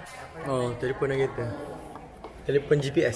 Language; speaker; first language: Malay; native; Malay